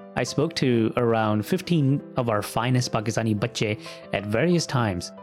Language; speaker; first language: English; early bilingual, other home language; Punjabi